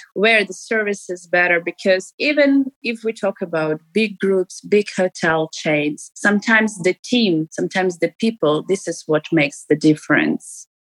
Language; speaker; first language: English; non-native, fluent; Ukrainian